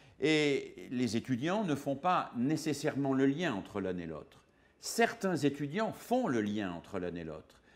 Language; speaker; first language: French; native; French